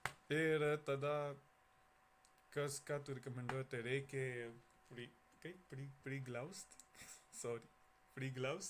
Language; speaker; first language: Lithuanian; non-native, learner; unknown